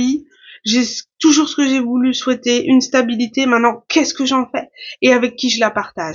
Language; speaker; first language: French; native; French